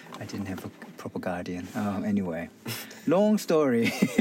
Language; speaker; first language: English; non-native, fluent; Korean